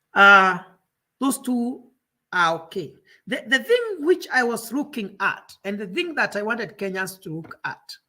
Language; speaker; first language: English; non-native, local second language; Kikuyu